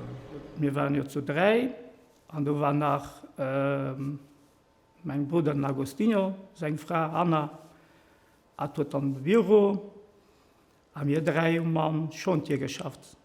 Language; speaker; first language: German; non-native, learner; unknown